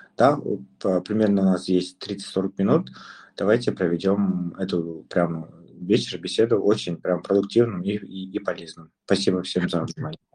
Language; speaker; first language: Russian; non-native, local second language; Kazakh